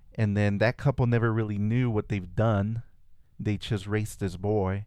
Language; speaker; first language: English; early bilingual, other home language; Spanish